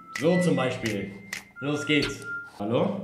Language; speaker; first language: German; native; German